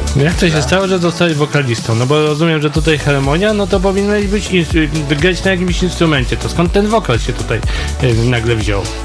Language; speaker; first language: Polish; native; Polish